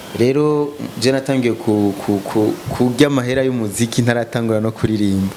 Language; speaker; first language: Rundi; native; Rundi